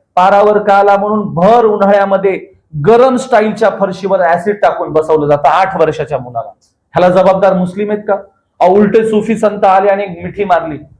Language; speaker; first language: Marathi; native; Marathi